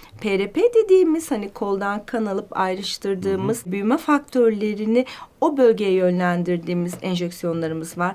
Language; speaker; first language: Turkish; native; Turkish